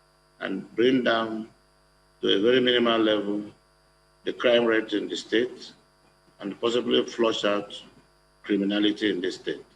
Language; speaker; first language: English; non-native, local second language; Igbo